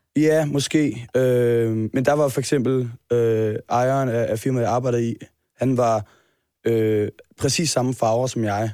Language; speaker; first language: Danish; native; Danish